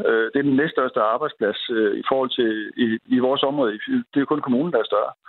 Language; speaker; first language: Danish; native; Danish